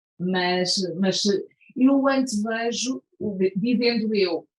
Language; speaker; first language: Portuguese; native; Portuguese